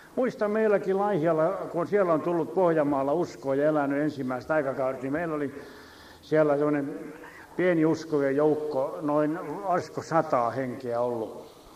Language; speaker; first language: Finnish; native; Finnish